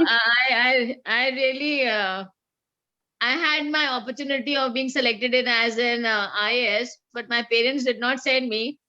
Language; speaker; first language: English; non-native, fluent; Hindi